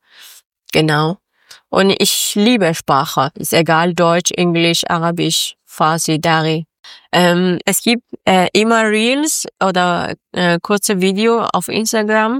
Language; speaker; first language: German; non-native, learner; Persian